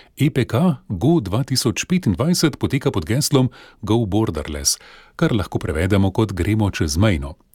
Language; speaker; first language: Slovenian; native; Slovenian